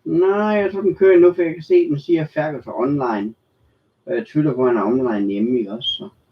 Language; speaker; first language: Danish; native; Danish